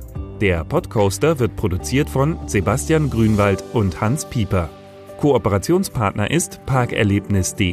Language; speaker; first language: German; native; German